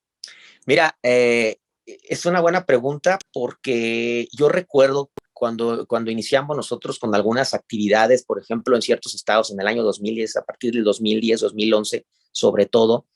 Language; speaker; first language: Spanish; native; Spanish